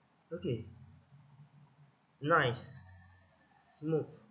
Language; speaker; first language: English; non-native, local second language; Malay